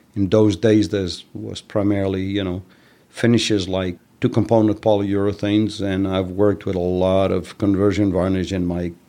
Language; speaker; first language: English; non-native, fluent; Dutch